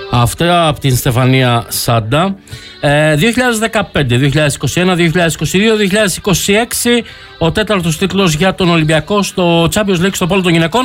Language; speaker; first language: Greek; native; Greek